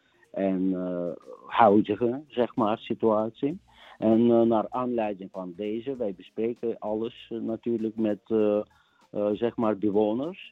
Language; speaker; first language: Dutch; non-native, fluent; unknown